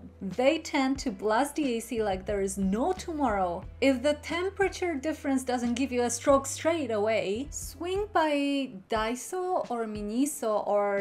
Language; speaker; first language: English; non-native, fluent; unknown